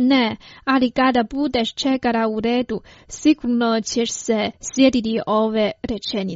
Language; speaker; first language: Croatian; non-native, fluent; Chinese